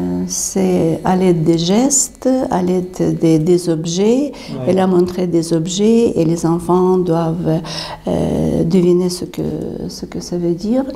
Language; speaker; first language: French; non-native, fluent; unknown